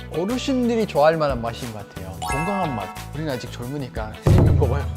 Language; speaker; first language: Korean; non-native, fluent; Azerbaijani